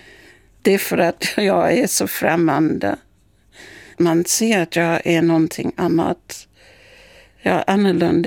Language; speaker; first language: Swedish; non-native, fluent; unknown